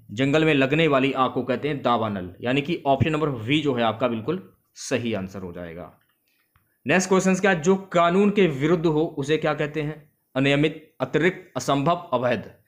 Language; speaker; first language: Hindi; native; Hindi